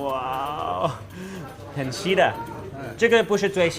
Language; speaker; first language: Chinese; non-native, learner; English